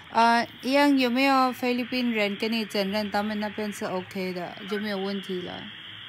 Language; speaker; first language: Chinese; non-native, fluent; Filipino